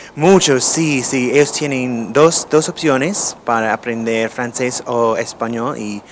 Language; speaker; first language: Spanish; non-native, fluent; English